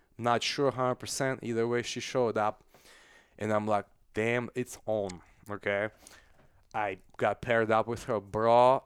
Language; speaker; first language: English; non-native, fluent; Russian